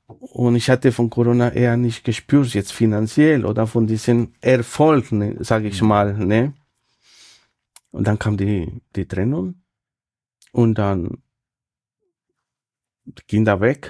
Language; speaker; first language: German; non-native, fluent; Spanish